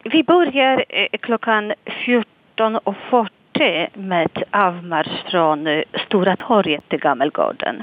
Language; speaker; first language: Swedish; non-native, fluent; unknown